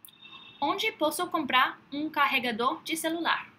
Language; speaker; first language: Portuguese; non-native, fluent; English